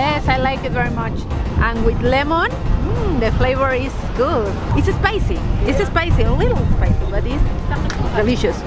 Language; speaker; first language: English; non-native, learner; Spanish